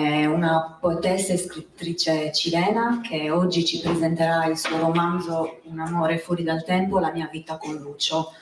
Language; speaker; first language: Italian; native; Italian